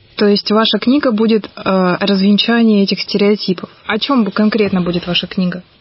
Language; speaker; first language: Russian; native; Russian